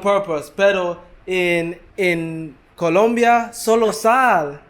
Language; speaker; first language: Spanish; non-native, learner; English